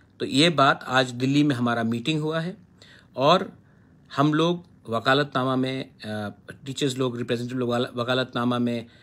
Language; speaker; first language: Hindi; non-native, local second language; Kok Borok